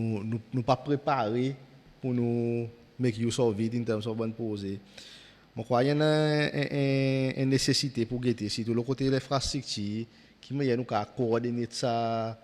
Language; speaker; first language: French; non-native, local second language; Seselwa Creole French